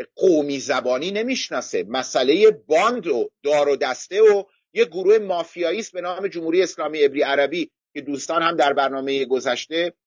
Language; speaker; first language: Persian; non-native, local second language; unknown